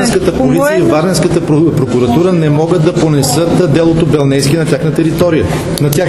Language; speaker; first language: Bulgarian; native; Bulgarian